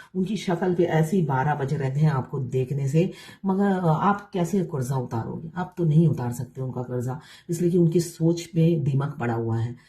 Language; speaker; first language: Hindi; non-native, local second language; Bangla